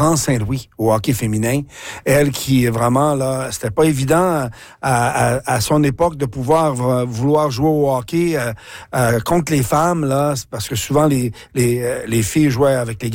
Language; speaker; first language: French; native; French